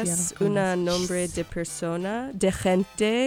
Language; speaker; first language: Spanish; non-native, learner; English